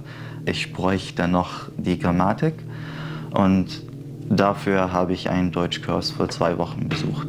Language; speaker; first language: German; non-native, fluent; Arabic